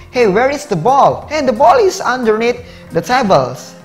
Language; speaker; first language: English; non-native, fluent; Indonesian